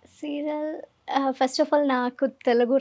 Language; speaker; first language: Telugu; non-native, learner; Malayalam